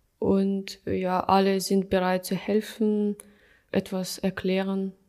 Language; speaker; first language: German; non-native, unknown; Russian